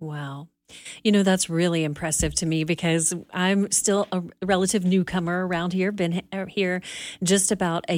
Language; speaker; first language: English; native; English